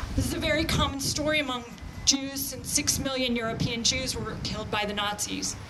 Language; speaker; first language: English; native; English